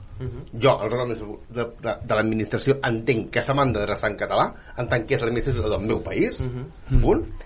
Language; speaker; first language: Catalan; native; Catalan